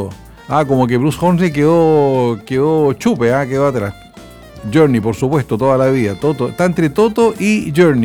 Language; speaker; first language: Spanish; native; Spanish